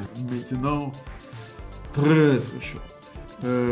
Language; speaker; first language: French; non-native, fluent; Russian